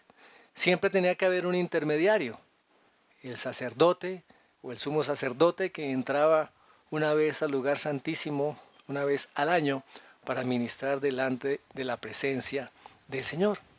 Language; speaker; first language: Spanish; native; Spanish